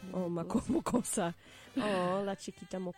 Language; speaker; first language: Spanish; non-native, learner; English